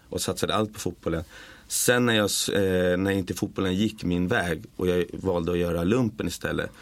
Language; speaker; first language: Swedish; native; Swedish